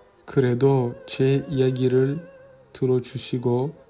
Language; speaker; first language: Korean; non-native, learner; Turkish